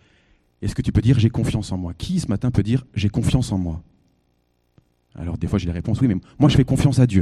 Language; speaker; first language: French; native; French